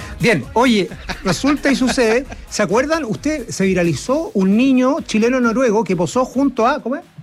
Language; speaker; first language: Spanish; native; Spanish